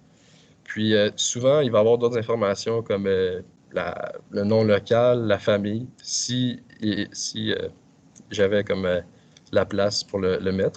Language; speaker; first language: French; native; French